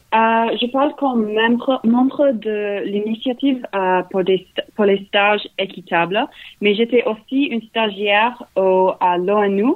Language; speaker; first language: French; non-native, learner; English